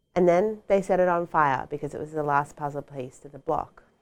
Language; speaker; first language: English; native; English